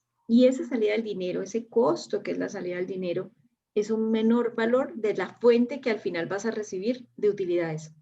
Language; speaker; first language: Spanish; native; Spanish